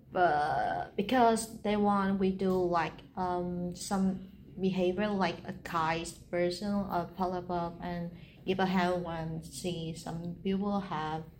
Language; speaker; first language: English; non-native, learner; Vietnamese